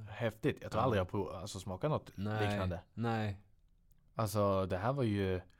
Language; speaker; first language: Swedish; native; Swedish